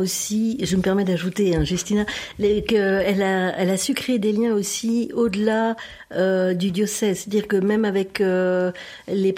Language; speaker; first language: French; native; French